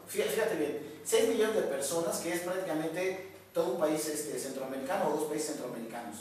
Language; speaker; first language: Spanish; native; Spanish